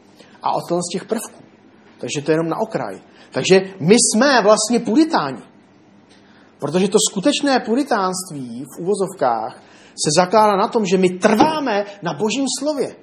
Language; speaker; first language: Czech; native; Czech